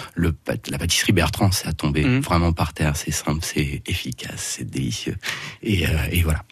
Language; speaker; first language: French; native; French